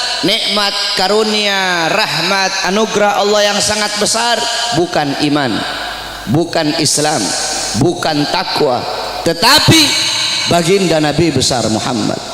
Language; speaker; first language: Indonesian; native; Indonesian